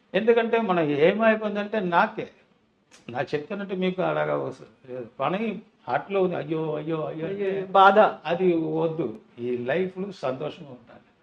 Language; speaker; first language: Telugu; non-native, learner; Tamil